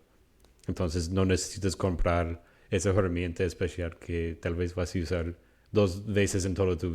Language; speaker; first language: Spanish; non-native, fluent; English